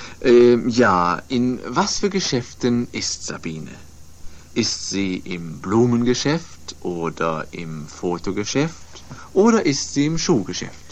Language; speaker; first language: German; non-native, fluent; Swedish